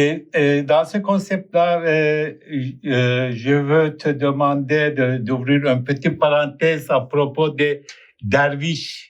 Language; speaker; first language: French; non-native, fluent; Turkish